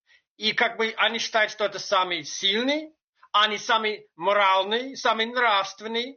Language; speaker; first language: Russian; non-native, fluent; English